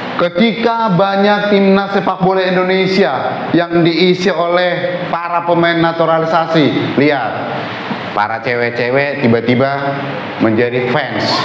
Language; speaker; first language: Indonesian; native; Indonesian